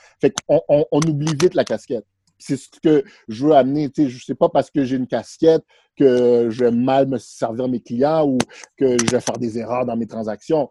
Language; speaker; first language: French; early bilingual, other home language; Haitian Creole